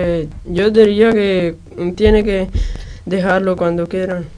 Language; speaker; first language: Spanish; non-native, local second language; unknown